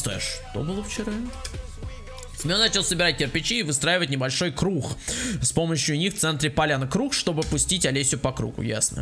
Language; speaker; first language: Russian; native; Russian